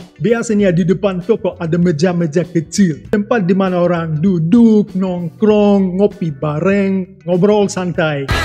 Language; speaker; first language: Indonesian; non-native, fluent; Russian